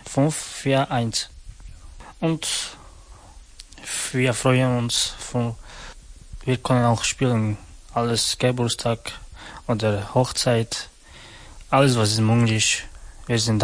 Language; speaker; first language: German; non-native, learner; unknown